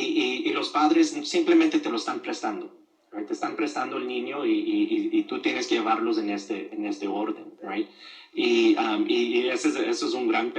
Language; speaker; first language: Spanish; early bilingual, other home language; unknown